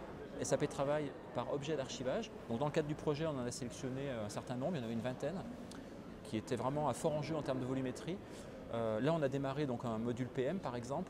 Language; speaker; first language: French; native; French